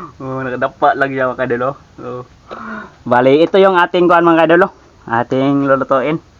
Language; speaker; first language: Filipino; non-native, local second language; Cebuano